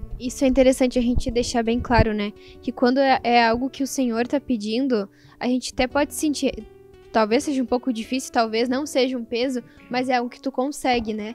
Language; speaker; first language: Portuguese; native; Portuguese